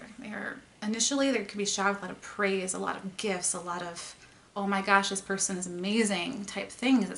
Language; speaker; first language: English; native; English